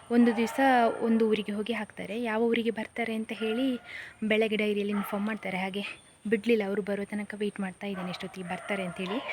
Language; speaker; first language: Kannada; non-native, local second language; Konkani